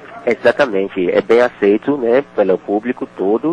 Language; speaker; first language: Portuguese; non-native, fluent; Yoruba